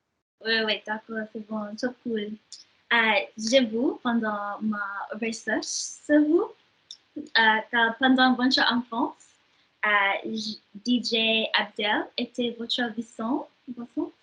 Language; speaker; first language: French; non-native, learner; English